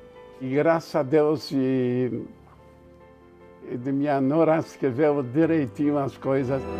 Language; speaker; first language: Portuguese; non-native, fluent; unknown